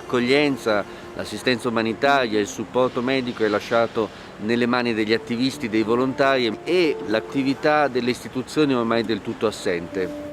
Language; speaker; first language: Italian; native; Italian